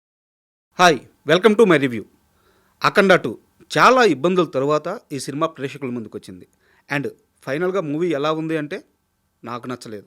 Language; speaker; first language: Telugu; native; Telugu